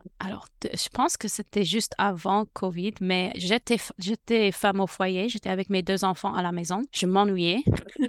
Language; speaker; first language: French; non-native, fluent; English